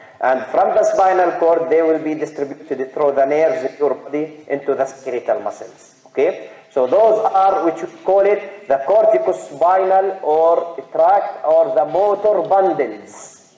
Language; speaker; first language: English; non-native, fluent; Arabic